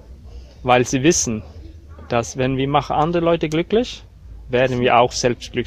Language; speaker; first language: German; non-native, learner; Swedish